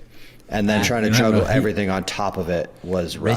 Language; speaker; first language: English; native; English